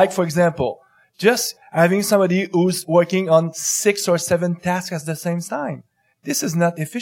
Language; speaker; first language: English; non-native, fluent; French